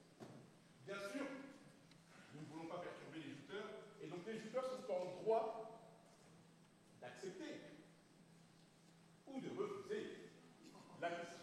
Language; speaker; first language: French; native; French